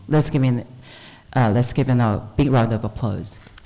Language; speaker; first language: English; non-native, fluent; Korean